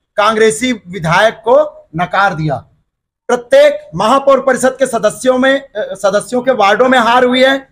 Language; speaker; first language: Hindi; native; Hindi